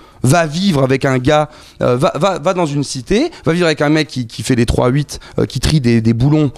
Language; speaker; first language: French; native; French